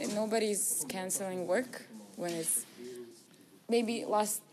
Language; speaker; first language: English; non-native, learner; Russian